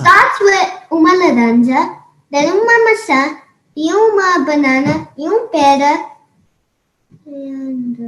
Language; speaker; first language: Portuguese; non-native, learner; English